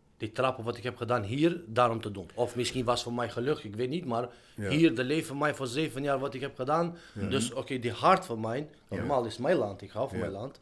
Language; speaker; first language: Dutch; non-native, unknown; Albanian